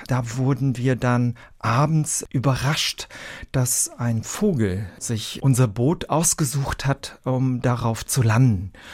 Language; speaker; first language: German; early bilingual, other home language; Vietnamese